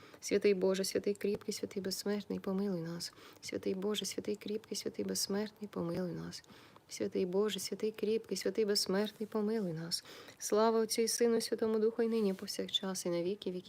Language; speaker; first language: Ukrainian; native; Ukrainian